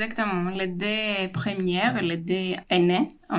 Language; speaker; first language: French; non-native, fluent; Greek